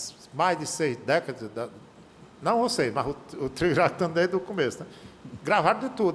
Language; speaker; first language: Portuguese; native; Portuguese